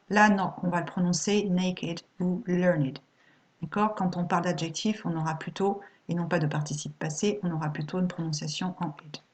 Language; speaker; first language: French; native; French